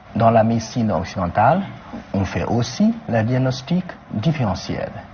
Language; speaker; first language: French; non-native, fluent; Chinese